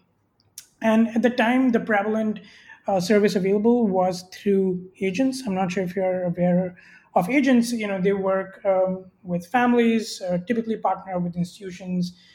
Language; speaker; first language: English; non-native, local second language; Hindi